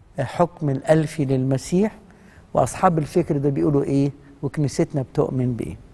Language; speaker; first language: Egyptian Arabic; native; Egyptian Arabic